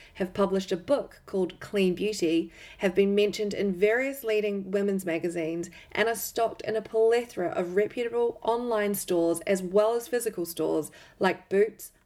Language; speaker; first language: English; native; English